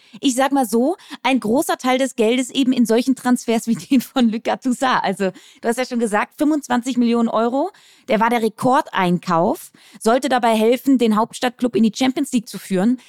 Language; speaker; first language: German; native; German